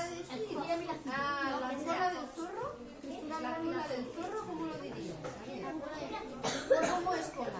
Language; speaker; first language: Spanish; non-native, local second language; Catalan